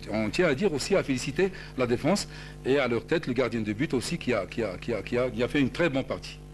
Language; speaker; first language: French; non-native, local second language; Arabic